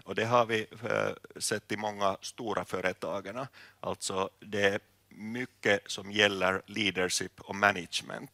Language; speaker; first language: Swedish; non-native, local second language; Finnish